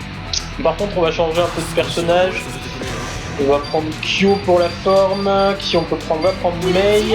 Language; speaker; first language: French; native; French